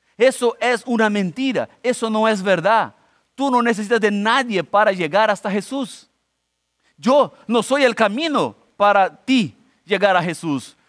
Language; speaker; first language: Spanish; non-native, fluent; Portuguese